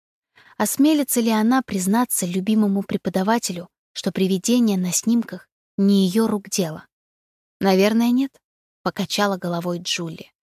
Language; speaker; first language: Russian; native; Russian